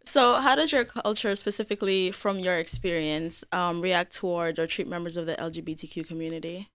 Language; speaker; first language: English; native; English